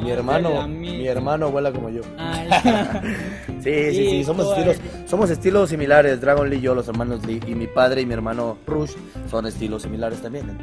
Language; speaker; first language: Spanish; native; Spanish